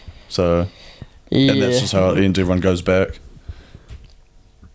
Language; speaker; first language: English; native; English